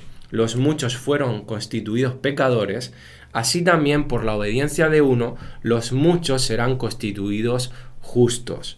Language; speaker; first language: Spanish; native; Spanish